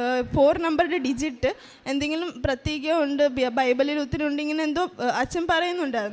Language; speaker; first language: Malayalam; early bilingual, heritage; Malayalam